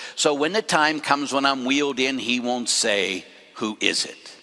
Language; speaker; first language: English; native; English